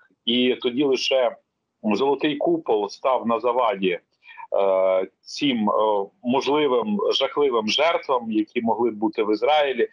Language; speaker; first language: Ukrainian; native; Ukrainian